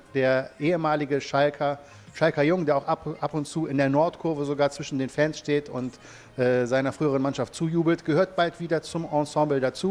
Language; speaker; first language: German; native; German